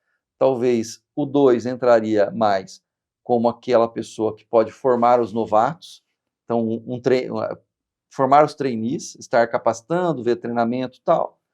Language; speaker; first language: Portuguese; native; Portuguese